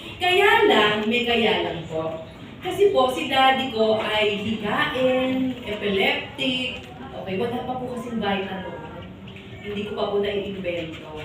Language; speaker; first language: Filipino; native; Filipino